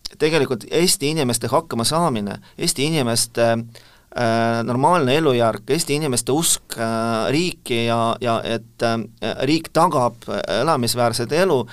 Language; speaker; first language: Estonian; non-native, local second language; Russian